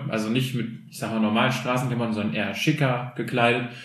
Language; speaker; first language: German; early bilingual, other home language; Albanian